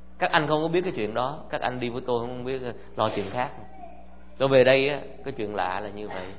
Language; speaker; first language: Vietnamese; early bilingual, heritage; Vietnamese